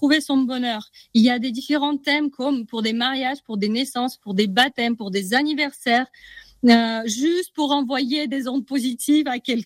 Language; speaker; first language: French; native; French